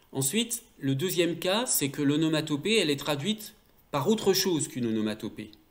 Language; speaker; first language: French; native; French